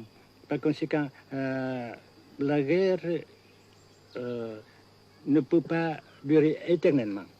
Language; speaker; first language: French; non-native, fluent; Vietnamese